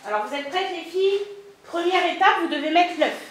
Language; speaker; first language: French; native; French